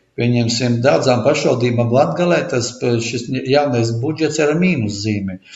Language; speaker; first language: Latvian; non-native, local second language; Russian